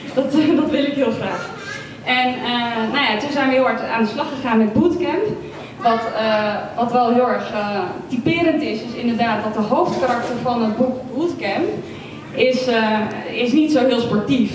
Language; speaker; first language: Dutch; native; Dutch